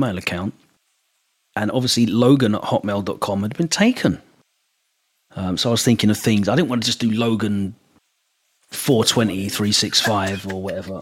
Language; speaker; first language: English; native; English